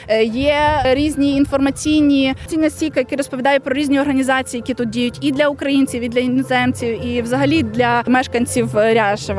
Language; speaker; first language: Ukrainian; native; Ukrainian